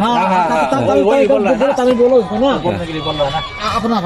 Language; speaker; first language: Hindi; non-native, learner; Nepali